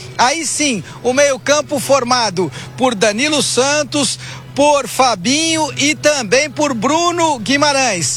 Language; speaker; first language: Portuguese; native; Portuguese